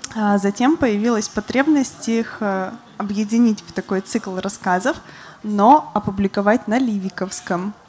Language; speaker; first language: Russian; native; Russian